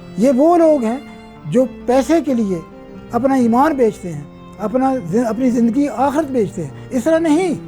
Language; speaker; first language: Urdu; non-native, local second language; Punjabi